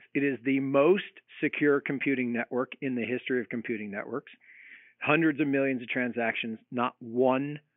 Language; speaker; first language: English; native; English